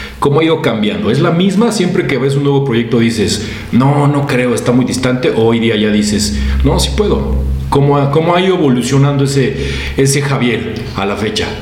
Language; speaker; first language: Spanish; native; Spanish